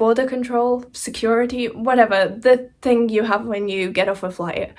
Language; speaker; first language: English; native; English